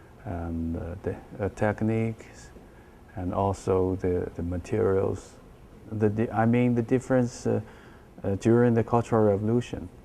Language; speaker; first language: English; non-native, learner; Chinese